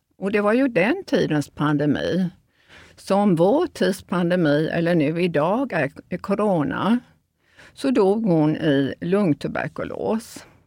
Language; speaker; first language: Swedish; early bilingual, other home language; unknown